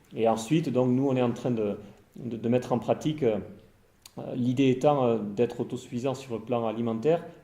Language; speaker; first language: French; native; French